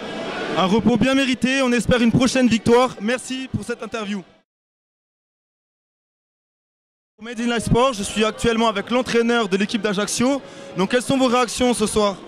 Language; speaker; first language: French; native; French